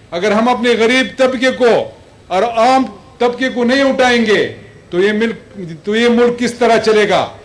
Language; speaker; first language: Urdu; non-native, local second language; Pashto